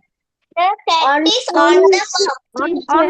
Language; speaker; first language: English; non-native, learner; Tamil